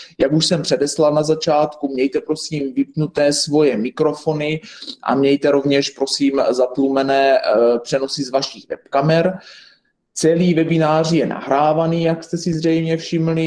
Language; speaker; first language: Czech; native; Czech